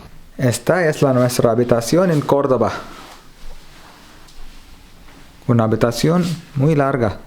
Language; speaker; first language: Spanish; non-native, learner; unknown